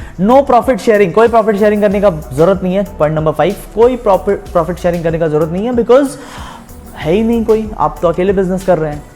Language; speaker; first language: Hindi; native; Hindi